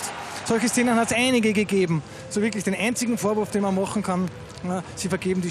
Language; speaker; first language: German; native; German